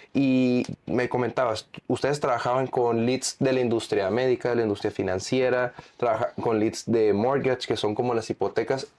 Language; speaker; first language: Spanish; native; Spanish